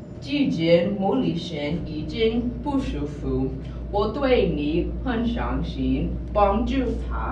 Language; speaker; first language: Chinese; non-native, learner; English